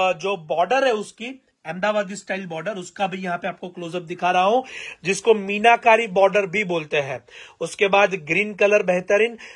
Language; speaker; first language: Hindi; non-native, local second language; Gujarati